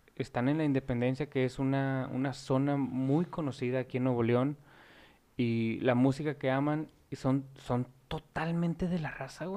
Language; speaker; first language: Spanish; native; Spanish